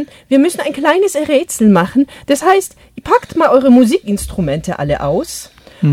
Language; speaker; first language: German; native; German